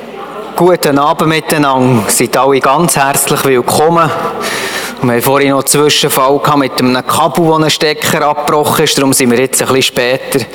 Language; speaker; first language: German; native; German